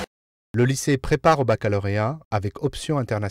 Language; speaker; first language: French; native; French